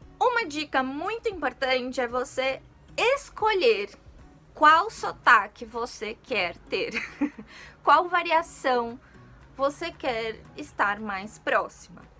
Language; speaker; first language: Portuguese; native; Portuguese